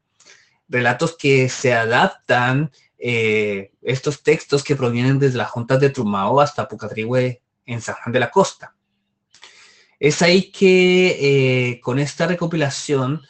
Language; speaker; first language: Spanish; native; Spanish